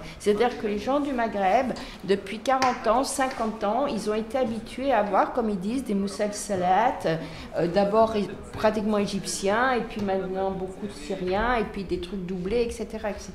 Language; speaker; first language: French; native; French